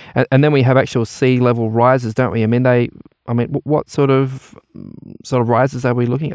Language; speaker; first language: English; native; English